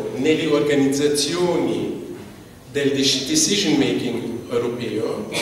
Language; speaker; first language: Italian; non-native, fluent; German